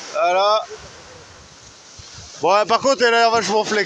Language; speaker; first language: French; native; French